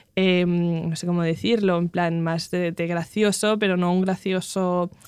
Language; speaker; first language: Spanish; non-native, local second language; Catalan